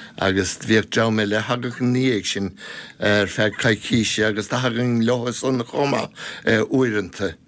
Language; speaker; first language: Irish; non-native, local second language; English